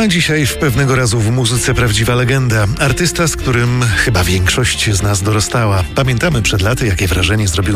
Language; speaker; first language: Polish; native; Polish